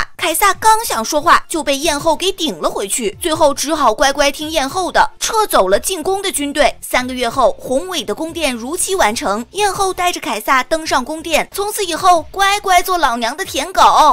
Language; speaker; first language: Chinese; native; Chinese